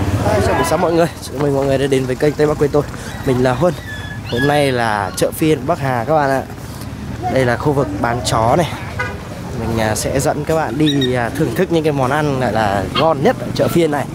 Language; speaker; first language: Vietnamese; native; Vietnamese